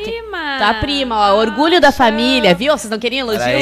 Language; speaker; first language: Portuguese; native; Portuguese